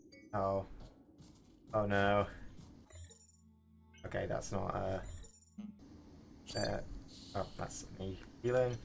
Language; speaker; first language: English; native; English